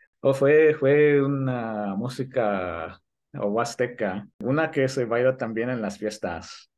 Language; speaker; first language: Spanish; early bilingual, heritage; Spanish